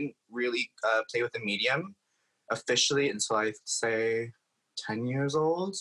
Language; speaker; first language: English; native; English